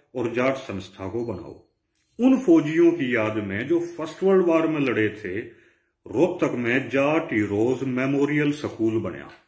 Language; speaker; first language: Hindi; native; Hindi